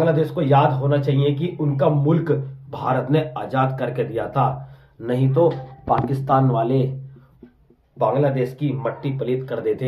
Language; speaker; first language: Hindi; native; Hindi